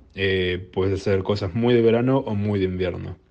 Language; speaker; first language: Spanish; native; Spanish